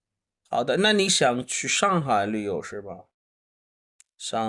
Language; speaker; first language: Chinese; non-native, fluent; Urdu